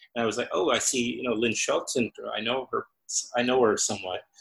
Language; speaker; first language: English; native; English